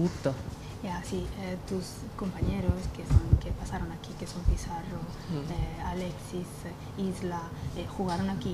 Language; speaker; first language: Spanish; non-native, fluent; Italian